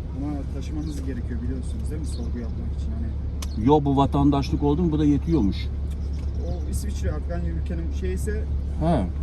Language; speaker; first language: Turkish; native; Turkish